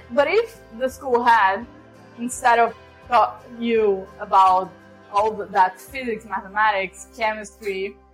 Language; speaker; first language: English; non-native, fluent; Portuguese